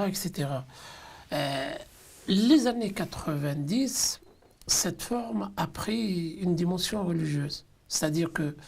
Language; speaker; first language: French; non-native, local second language; Arabic